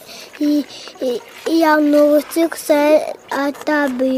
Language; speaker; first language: French; non-native, local second language; Swahili